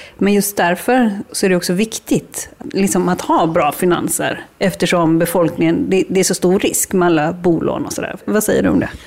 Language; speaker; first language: Swedish; native; Swedish